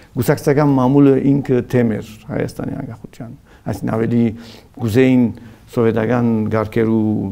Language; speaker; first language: Armenian; early bilingual, heritage; Armenian